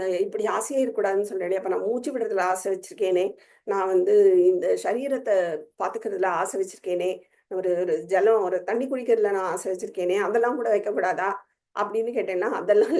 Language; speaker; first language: Tamil; native; Tamil